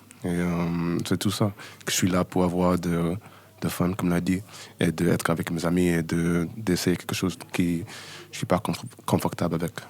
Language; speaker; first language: French; non-native, learner; English